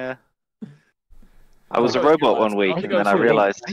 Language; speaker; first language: English; native; English